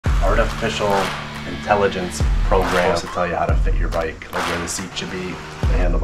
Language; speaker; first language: English; native; English